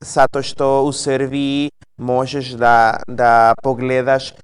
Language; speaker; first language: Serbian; non-native, learner; Spanish